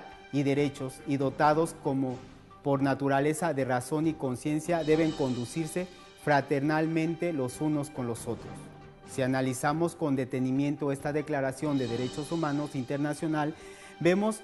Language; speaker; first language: Spanish; native; Spanish